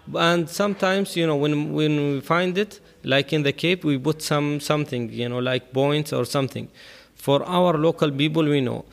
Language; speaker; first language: English; non-native, learner; Arabic